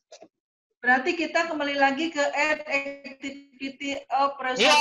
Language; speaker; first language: Indonesian; native; Indonesian